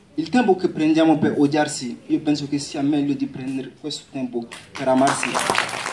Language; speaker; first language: Italian; non-native, fluent; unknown